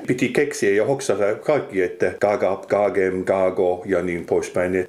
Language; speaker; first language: Finnish; non-native, fluent; English